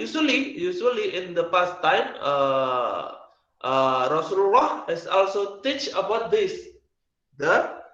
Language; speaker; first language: English; non-native, learner; Indonesian